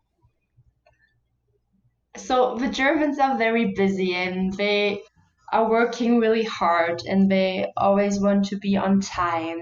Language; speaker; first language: English; non-native, fluent; German